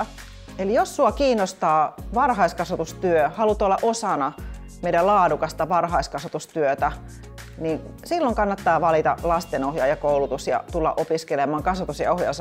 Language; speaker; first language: Finnish; native; Finnish